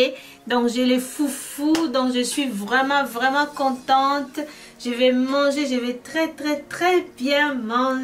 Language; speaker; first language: French; non-native, local second language; Lingala